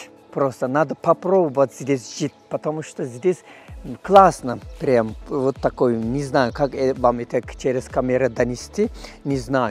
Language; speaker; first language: Russian; non-native, fluent; Turkish